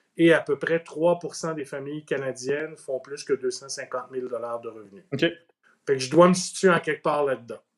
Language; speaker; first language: French; native; French